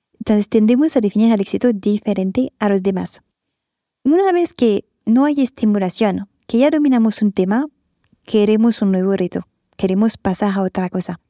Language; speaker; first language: Spanish; non-native, fluent; French